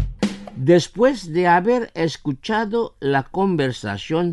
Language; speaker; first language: Spanish; non-native, fluent; Indonesian